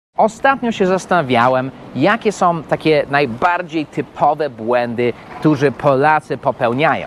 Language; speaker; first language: Polish; non-native, fluent; English